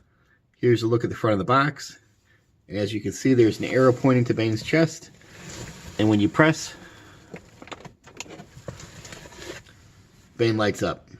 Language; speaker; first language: English; native; English